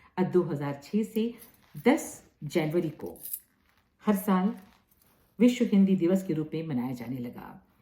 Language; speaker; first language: Hindi; native; Hindi